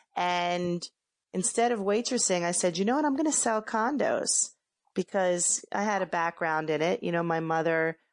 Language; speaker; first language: English; native; English